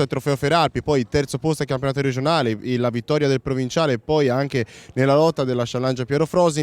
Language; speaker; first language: Italian; native; Italian